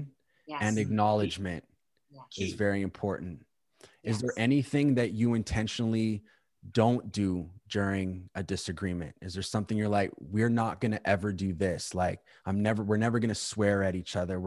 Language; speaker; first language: English; native; English